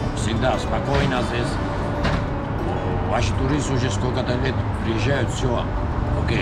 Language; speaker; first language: Russian; non-native, fluent; Georgian